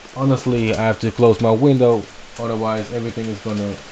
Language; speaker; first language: English; non-native, fluent; Dutch